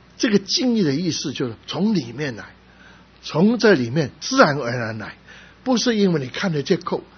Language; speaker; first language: Chinese; non-native, local second language; Cantonese